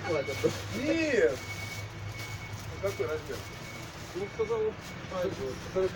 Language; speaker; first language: Russian; native; Russian